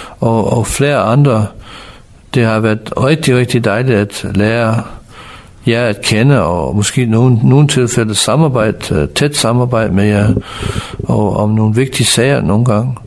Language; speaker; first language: Danish; non-native, fluent; English